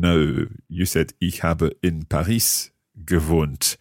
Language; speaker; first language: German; non-native, learner; English